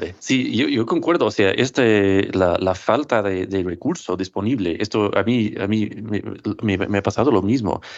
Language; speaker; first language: Spanish; non-native, fluent; English